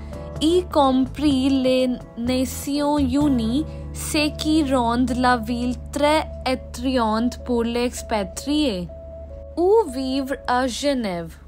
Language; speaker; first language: French; non-native, learner; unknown